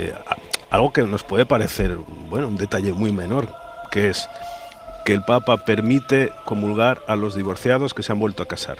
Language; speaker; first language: Spanish; native; Spanish